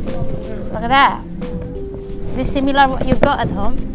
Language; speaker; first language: English; non-native, learner; Indonesian